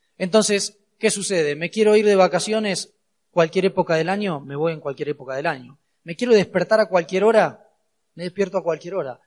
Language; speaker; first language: Spanish; native; Spanish